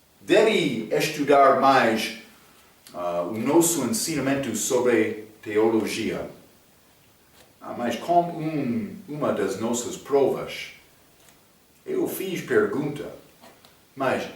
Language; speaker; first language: Portuguese; non-native, learner; English